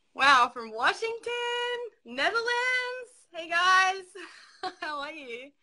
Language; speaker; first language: English; native; English